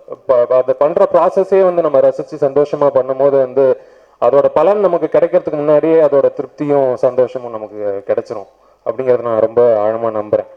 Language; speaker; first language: Tamil; native; Tamil